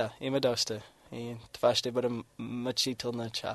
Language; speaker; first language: Bulgarian; non-native, fluent; English